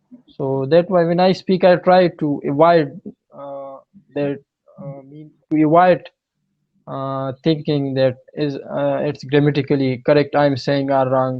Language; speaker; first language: English; non-native, learner; Pashto